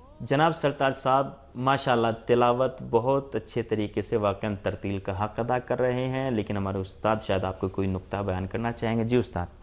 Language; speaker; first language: Urdu; native; Urdu